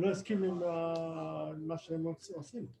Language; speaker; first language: Hebrew; non-native, learner; English